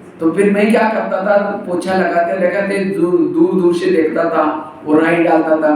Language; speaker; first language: Hindi; non-native, local second language; Marathi